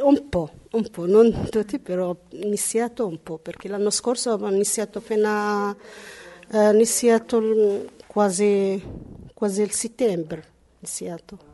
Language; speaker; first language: Italian; non-native, learner; Arabic